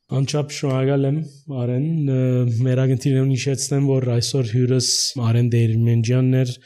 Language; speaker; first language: Armenian; early bilingual, heritage; Armenian